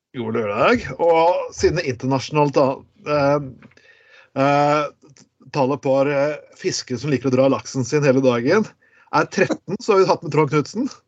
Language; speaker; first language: Norwegian; native; Norwegian